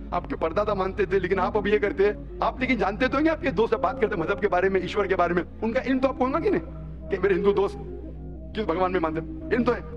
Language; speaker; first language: Hindi; non-native, local second language; Konkani